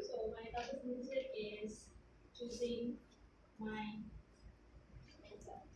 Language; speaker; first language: English; non-native, local second language; Malay